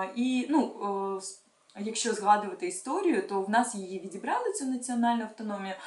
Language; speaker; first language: Ukrainian; non-native, local second language; Russian